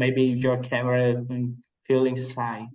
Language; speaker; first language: English; non-native, learner; Vietnamese